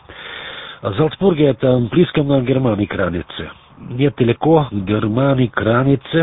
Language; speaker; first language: Russian; non-native, learner; German